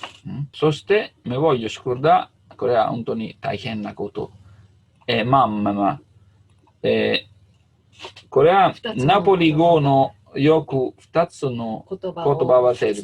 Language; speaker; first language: Japanese; non-native, learner; Italian